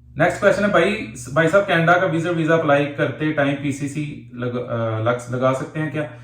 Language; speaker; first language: Urdu; non-native, local second language; Punjabi